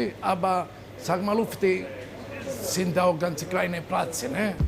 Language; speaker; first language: German; non-native, learner; Italian